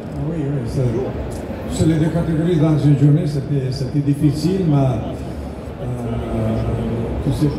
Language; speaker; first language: French; non-native, learner; Italian